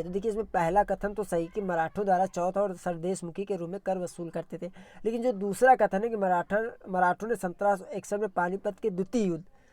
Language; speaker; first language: Hindi; native; Hindi